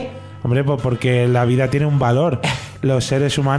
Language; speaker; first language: Spanish; native; Spanish